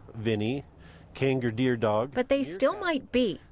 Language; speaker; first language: English; native; English